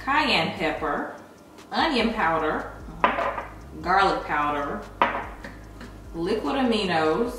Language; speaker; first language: English; native; English